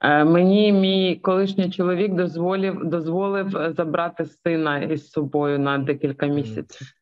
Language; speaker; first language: Ukrainian; non-native, local second language; Russian